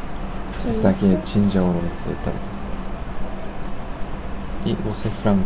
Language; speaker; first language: Portuguese; non-native, fluent; Japanese